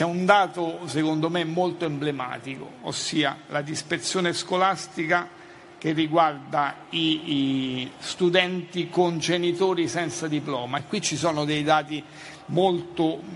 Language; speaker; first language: Italian; native; Italian